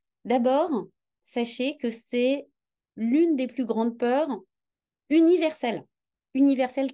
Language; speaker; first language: French; native; French